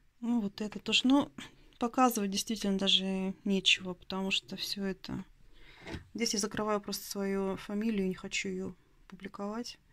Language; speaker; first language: Russian; native; Russian